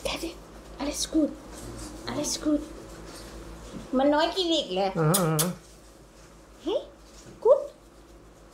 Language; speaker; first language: German; non-native, learner; Thai